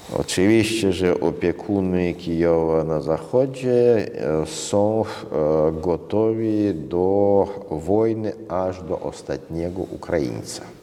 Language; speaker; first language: Polish; non-native, fluent; Russian